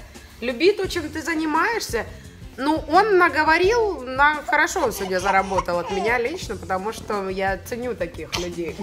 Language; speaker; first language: Russian; native; Russian